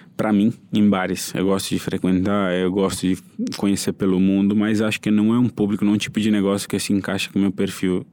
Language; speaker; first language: Portuguese; non-native, fluent; Italian